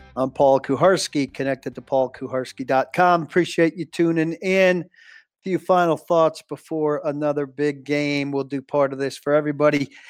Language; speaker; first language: English; native; English